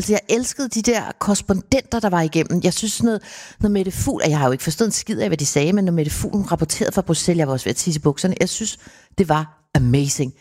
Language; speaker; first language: Danish; native; Danish